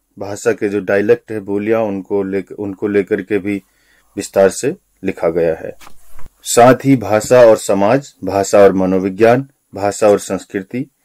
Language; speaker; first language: Hindi; non-native, local second language; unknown